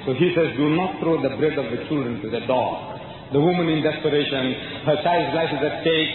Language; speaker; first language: English; early bilingual, other home language; Gujarati